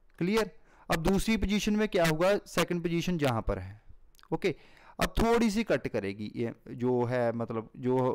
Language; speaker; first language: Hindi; non-native, local second language; Punjabi